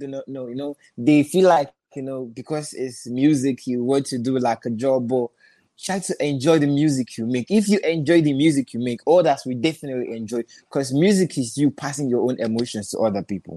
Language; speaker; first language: English; non-native, local second language; Igbo